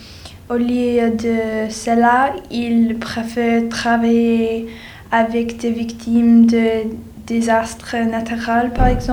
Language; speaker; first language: French; non-native, learner; English